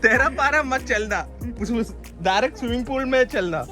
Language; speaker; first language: Hindi; non-native, local second language; Malayalam